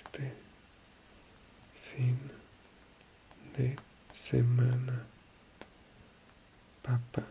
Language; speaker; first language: Spanish; non-native, learner; French